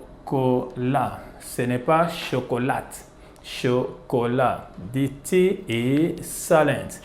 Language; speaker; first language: French; non-native, fluent; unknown